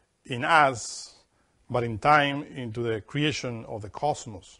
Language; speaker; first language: English; non-native, fluent; Spanish